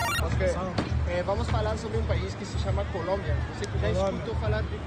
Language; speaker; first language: Portuguese; non-native, learner; French